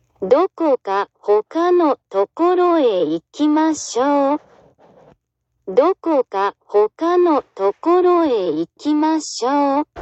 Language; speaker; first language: Japanese; non-native, learner; English